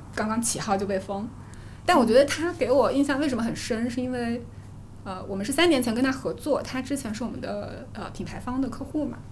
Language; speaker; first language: Chinese; native; Chinese